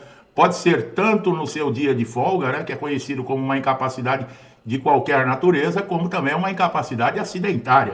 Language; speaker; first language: Portuguese; native; Portuguese